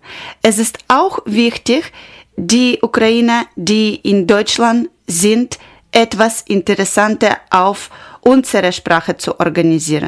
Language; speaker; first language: German; non-native, learner; Ukrainian